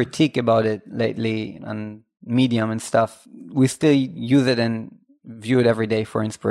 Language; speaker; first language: English; non-native, fluent; Hebrew